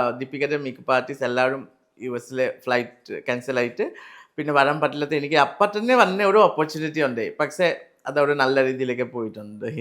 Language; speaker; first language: Malayalam; non-native, learner; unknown